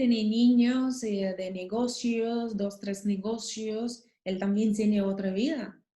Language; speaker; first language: Spanish; non-native, learner; Russian